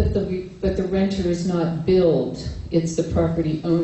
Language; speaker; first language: English; native; English